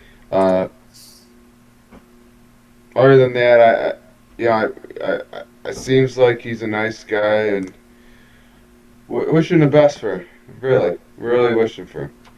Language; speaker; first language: English; native; English